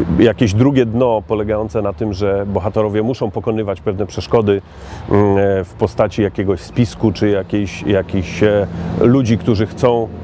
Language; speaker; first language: Polish; native; Polish